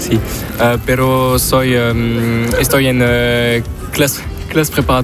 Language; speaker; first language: Spanish; non-native, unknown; French